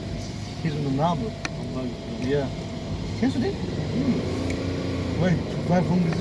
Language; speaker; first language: German; early bilingual, other home language; Amharic